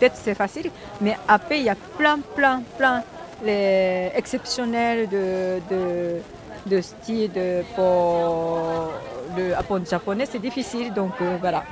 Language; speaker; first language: French; non-native, learner; Japanese